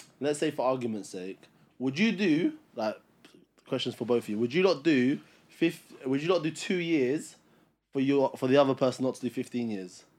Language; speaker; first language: English; early bilingual, other home language; Albanian